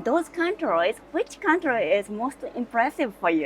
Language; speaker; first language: English; non-native, learner; Japanese